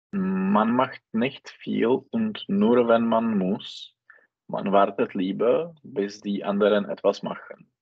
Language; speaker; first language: German; non-native, learner; Czech